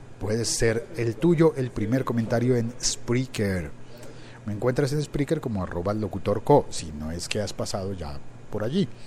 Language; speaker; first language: Spanish; native; Spanish